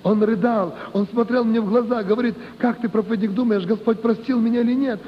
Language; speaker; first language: Russian; non-native, local second language; Ukrainian